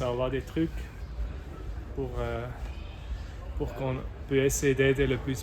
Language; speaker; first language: French; native; French